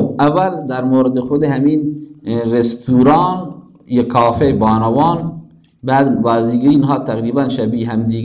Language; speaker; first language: Persian; non-native, local second language; Baluchi